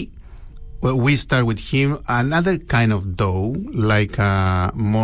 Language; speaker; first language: English; non-native, learner; Spanish